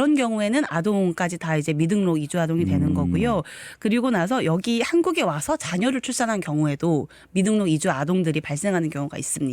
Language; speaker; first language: Korean; native; Korean